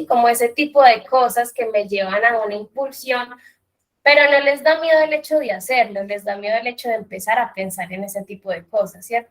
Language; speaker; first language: Spanish; native; Spanish